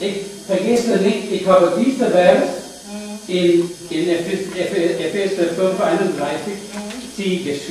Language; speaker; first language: German; non-native, learner; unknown